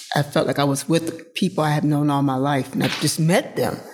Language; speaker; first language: English; native; English